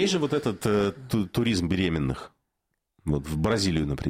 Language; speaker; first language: Russian; native; Russian